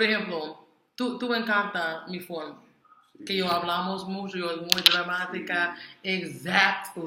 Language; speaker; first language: Spanish; non-native, learner; English